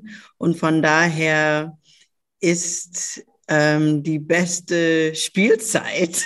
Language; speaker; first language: German; non-native, local second language; English